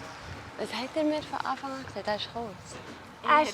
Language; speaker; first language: German; native; German